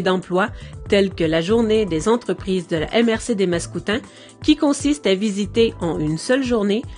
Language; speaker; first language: French; native; French